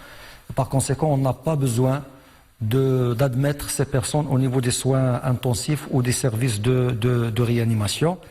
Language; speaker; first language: French; non-native, local second language; Arabic